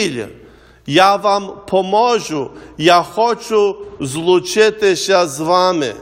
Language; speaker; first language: Ukrainian; early bilingual, heritage; Ukrainian